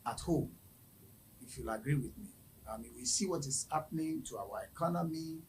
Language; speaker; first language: English; non-native, local second language; Yoruba